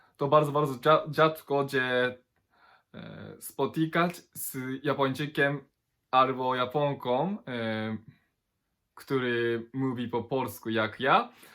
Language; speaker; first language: Polish; non-native, learner; Japanese